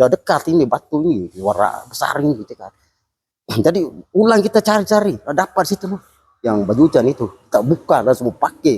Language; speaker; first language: Indonesian; non-native, local second language; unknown